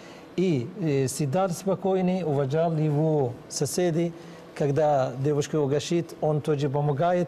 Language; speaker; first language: Russian; non-native, learner; Arabic